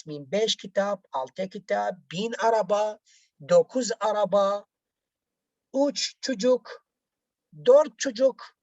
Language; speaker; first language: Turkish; non-native, learner; Arabic